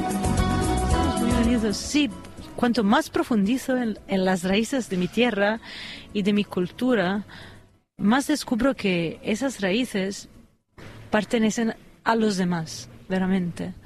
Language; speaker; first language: Spanish; non-native, fluent; Italian